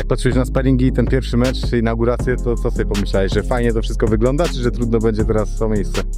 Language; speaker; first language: Polish; native; Polish